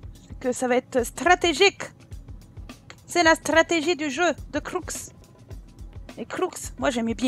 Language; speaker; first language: French; native; French